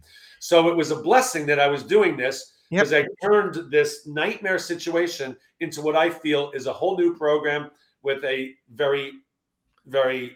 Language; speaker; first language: English; native; English